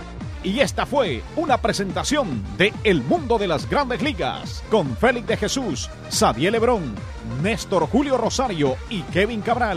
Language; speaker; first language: Spanish; native; Spanish